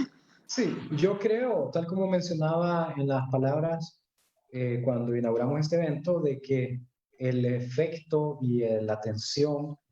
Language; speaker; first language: Spanish; native; Spanish